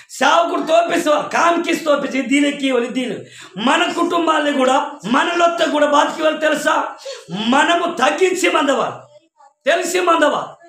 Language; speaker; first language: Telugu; non-native, local second language; Koya